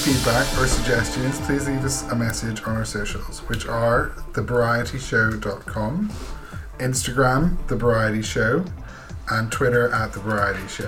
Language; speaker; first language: English; native; English